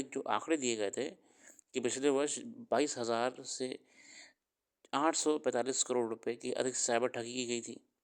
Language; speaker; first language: Hindi; native; Hindi